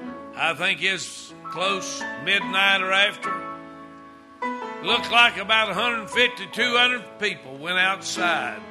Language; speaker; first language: English; native; English